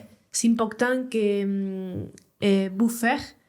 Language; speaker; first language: French; non-native, learner; Spanish